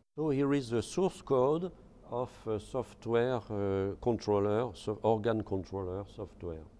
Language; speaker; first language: English; non-native, fluent; French